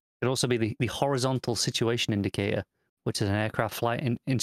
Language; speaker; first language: English; native; English